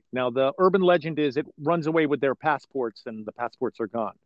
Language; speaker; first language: English; native; English